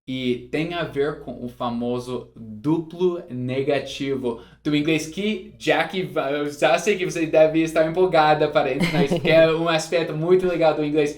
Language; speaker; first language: Portuguese; non-native, fluent; English